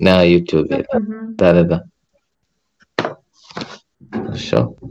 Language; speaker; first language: Russian; non-native, learner; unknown